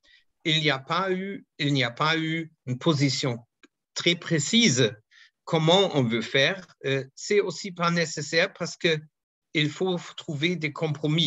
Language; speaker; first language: French; non-native, fluent; German